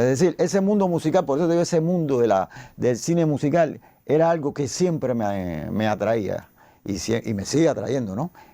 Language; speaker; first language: Spanish; native; Spanish